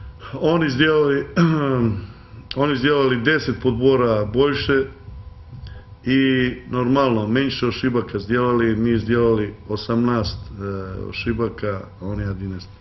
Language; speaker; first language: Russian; non-native, learner; Serbian